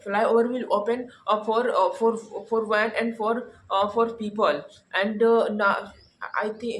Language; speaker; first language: English; non-native, learner; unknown